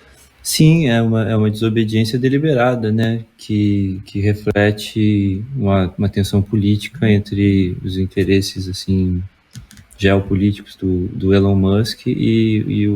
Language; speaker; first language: Portuguese; native; Portuguese